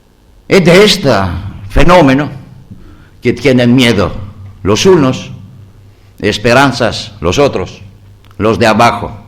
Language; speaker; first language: Spanish; non-native, learner; Greek